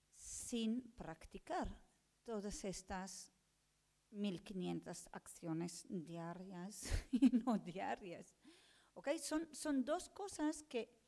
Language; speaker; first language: Spanish; non-native, fluent; Hebrew